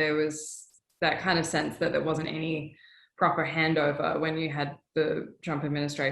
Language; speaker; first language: English; native; English